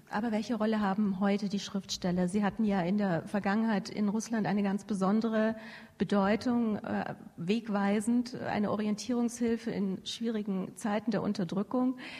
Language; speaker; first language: German; native; German